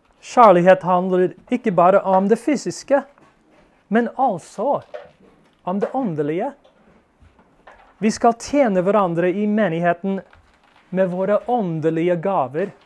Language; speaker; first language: Norwegian; non-native, fluent; English